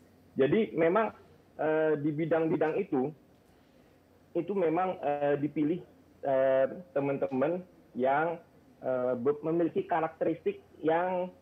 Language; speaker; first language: Indonesian; native; Indonesian